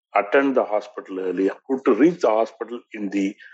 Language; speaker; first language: English; non-native, local second language; Tamil